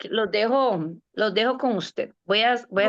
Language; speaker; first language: Spanish; native; Spanish